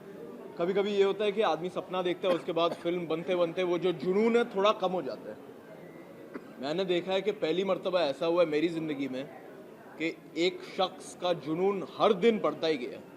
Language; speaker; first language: Hindi; native; Hindi